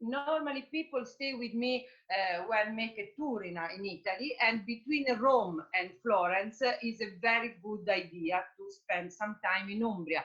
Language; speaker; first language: English; non-native, fluent; Italian